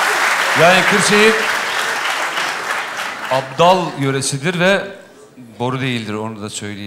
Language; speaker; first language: Turkish; native; Turkish